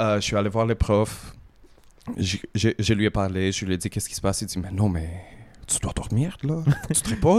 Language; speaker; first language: French; native; French